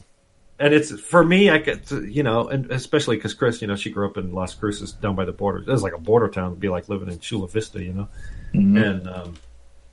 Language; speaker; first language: English; native; English